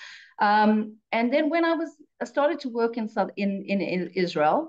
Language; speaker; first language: English; native; English